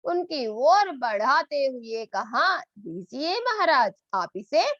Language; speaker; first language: Hindi; non-native, local second language; Telugu